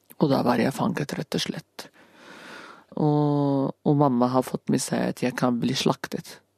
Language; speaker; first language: Norwegian; non-native, fluent; Arabic